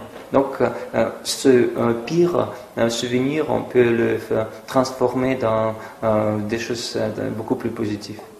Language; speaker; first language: French; non-native, fluent; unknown